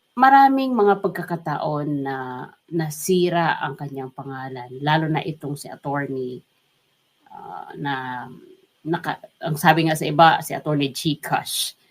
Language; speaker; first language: Filipino; non-native, local second language; Waray